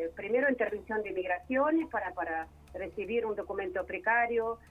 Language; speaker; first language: Spanish; non-native, fluent; Russian